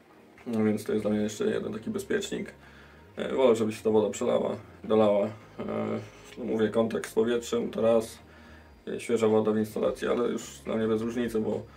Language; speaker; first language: Polish; native; Polish